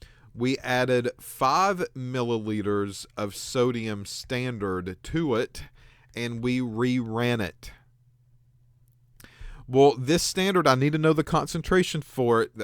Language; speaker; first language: English; native; English